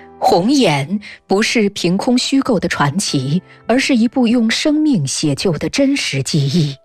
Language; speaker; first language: Chinese; native; Chinese